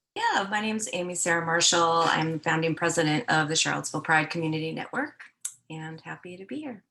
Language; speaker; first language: English; native; English